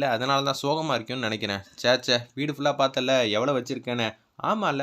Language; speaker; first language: Tamil; native; Tamil